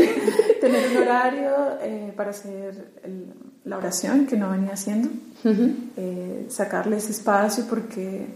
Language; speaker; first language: Spanish; native; Spanish